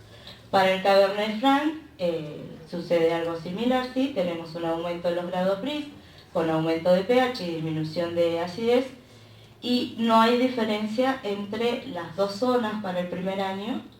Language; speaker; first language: Spanish; native; Spanish